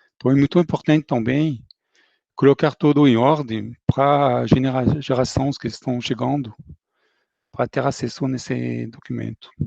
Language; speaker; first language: Portuguese; non-native, fluent; French